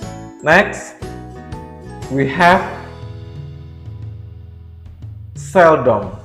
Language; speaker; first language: English; non-native, learner; Indonesian